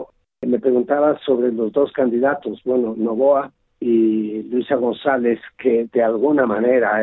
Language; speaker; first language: Spanish; native; Spanish